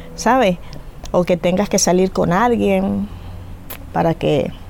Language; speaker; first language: Spanish; native; Spanish